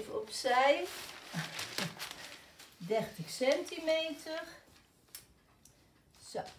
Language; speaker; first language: Dutch; native; Dutch